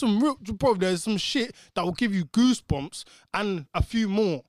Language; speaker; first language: English; native; English